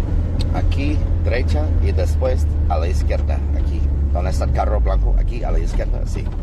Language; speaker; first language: Spanish; non-native, learner; English